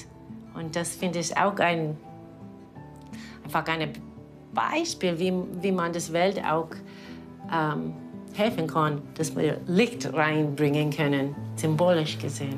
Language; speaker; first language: German; non-native, fluent; English